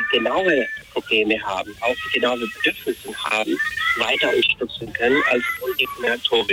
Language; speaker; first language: German; non-native, fluent; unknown